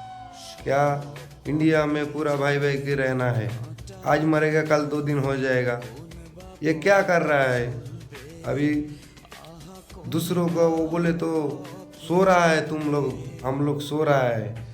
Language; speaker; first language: Hindi; non-native, local second language; Bangla